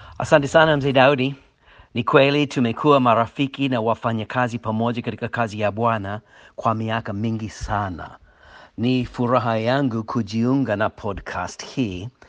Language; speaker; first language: Swahili; non-native, fluent; English